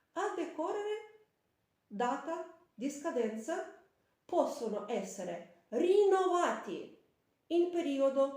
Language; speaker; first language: Italian; non-native, fluent; Ukrainian